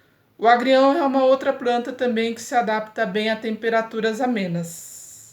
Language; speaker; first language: Portuguese; native; Portuguese